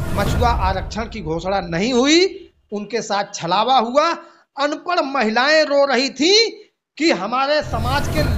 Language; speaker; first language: Hindi; native; Hindi